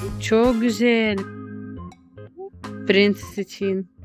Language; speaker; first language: Turkish; non-native, learner; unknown